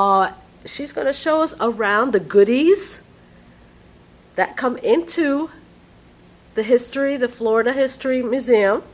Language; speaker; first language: English; non-native, fluent; Spanish